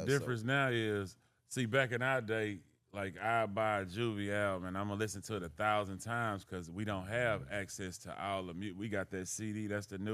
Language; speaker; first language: English; native; English